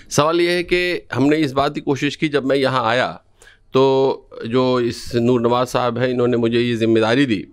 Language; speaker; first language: Hindi; native; Hindi